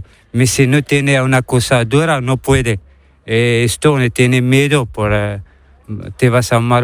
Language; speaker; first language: Spanish; non-native, learner; Arabic